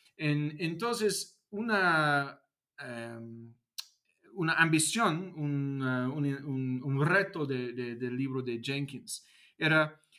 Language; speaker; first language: Spanish; non-native, fluent; English